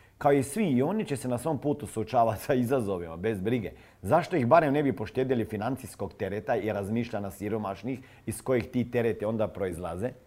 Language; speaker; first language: Croatian; non-native, fluent; Serbian